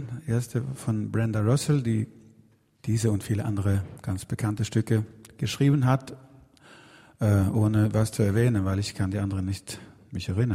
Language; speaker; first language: German; non-native, fluent; Swedish